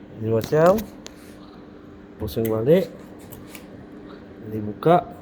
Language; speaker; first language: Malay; non-native, local second language; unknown